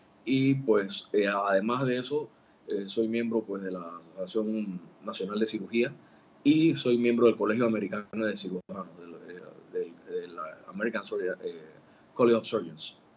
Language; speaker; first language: Spanish; native; Spanish